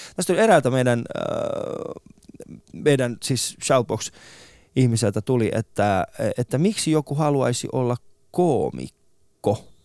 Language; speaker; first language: Finnish; early bilingual, other home language; Persian